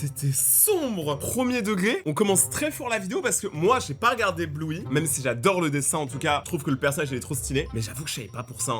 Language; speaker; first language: French; native; French